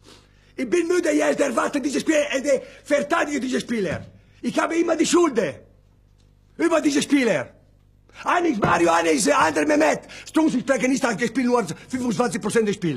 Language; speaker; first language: German; non-native, learner; Italian